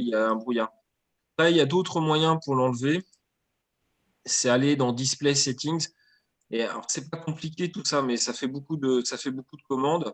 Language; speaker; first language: French; native; French